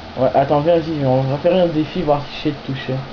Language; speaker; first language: French; native; French